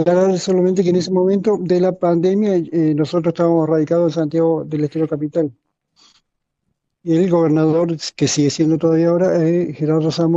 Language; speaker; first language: Spanish; native; Spanish